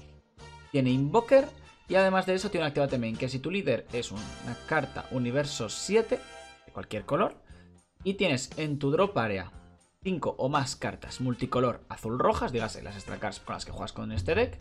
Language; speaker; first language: Spanish; native; Spanish